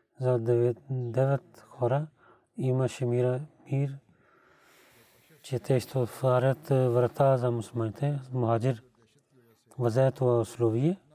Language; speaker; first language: Bulgarian; non-native, learner; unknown